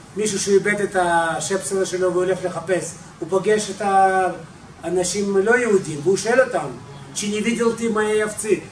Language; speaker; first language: Hebrew; non-native, fluent; Russian